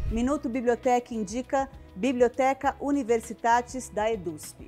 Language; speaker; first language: Portuguese; native; Portuguese